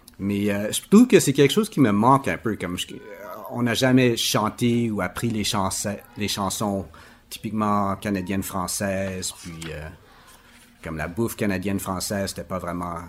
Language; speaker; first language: French; native; French